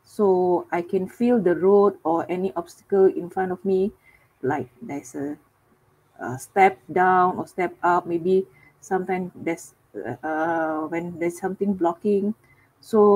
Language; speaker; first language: English; non-native, local second language; Cantonese